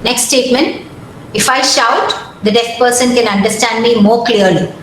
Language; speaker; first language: English; non-native, local second language; Malayalam